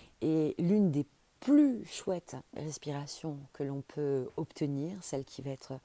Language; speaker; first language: French; native; French